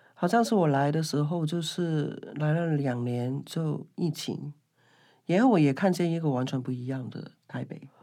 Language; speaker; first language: Chinese; non-native, local second language; Cantonese